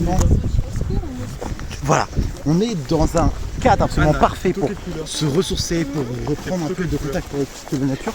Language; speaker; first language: French; native; French